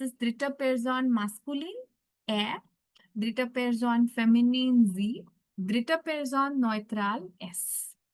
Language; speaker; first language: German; non-native, fluent; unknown